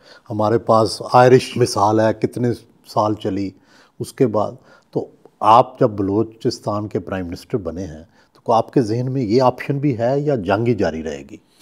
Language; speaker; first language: Urdu; non-native, local second language; Punjabi